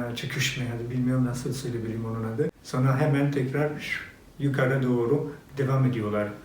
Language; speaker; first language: Turkish; non-native, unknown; Albanian